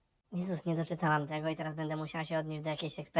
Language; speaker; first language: Polish; native; Polish